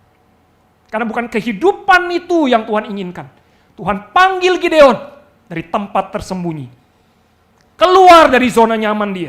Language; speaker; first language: Indonesian; native; Indonesian